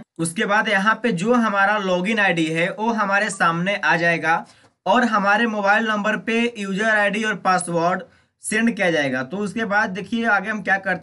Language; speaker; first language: Hindi; native; Hindi